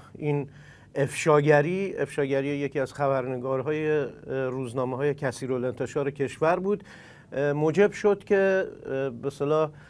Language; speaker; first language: Persian; non-native, local second language; Central Kurdish